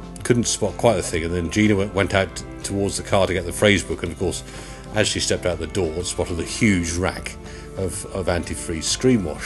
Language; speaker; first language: English; native; English